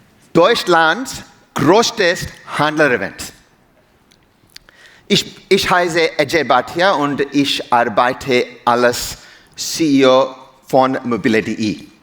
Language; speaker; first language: German; non-native, learner; English